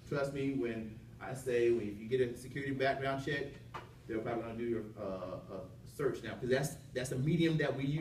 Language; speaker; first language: English; native; English